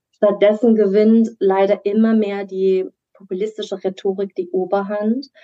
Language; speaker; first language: German; early bilingual, other home language; Persian